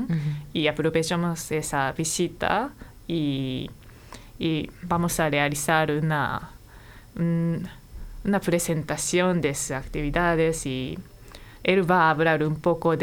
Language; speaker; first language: Spanish; non-native, fluent; Japanese